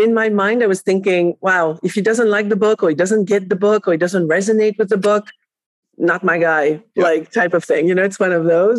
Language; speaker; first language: English; non-native, fluent; Spanish